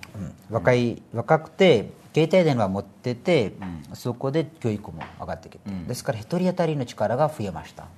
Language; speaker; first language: Japanese; non-native, fluent; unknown